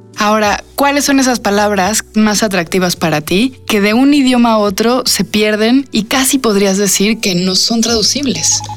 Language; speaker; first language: Spanish; native; Spanish